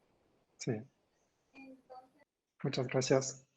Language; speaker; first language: Spanish; non-native, fluent; French